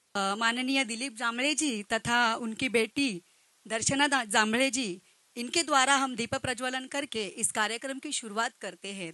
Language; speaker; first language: Hindi; non-native, local second language; Marathi